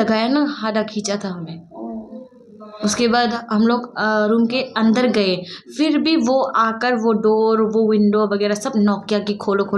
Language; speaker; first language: Hindi; non-native, local second language; Kok Borok